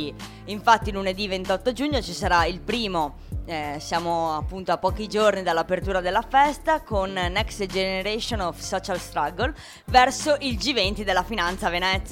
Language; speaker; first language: Italian; native; Italian